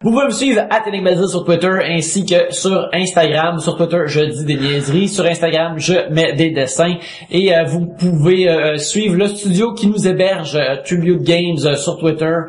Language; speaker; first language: French; native; French